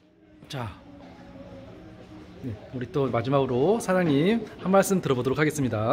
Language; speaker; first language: Korean; native; Korean